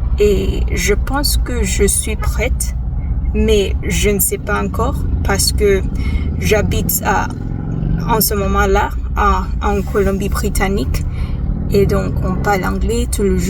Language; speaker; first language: French; non-native, fluent; English